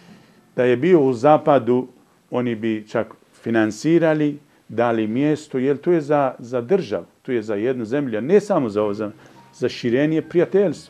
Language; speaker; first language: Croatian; non-native, fluent; Persian